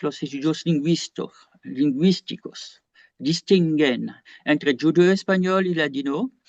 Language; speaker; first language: Spanish; non-native, fluent; French